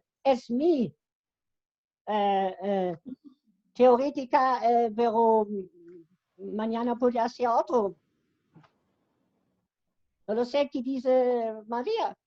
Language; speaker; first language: Spanish; non-native, fluent; German